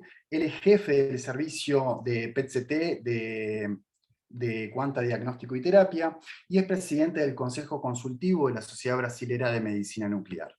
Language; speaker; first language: Spanish; native; Spanish